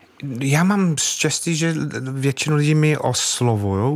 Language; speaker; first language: Czech; non-native, fluent; English